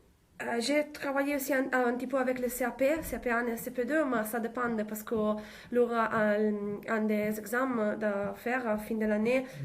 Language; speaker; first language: French; non-native, learner; Italian